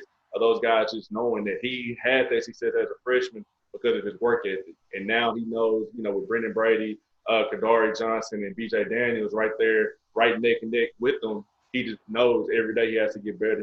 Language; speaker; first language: English; native; English